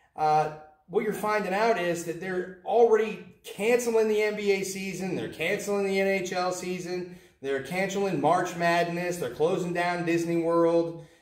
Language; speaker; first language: English; native; English